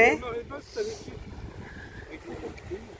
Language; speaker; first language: French; native; French